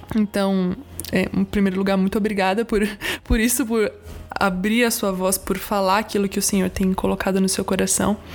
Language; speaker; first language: Portuguese; native; Portuguese